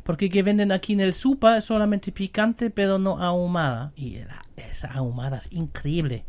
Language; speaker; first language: Spanish; non-native, learner; German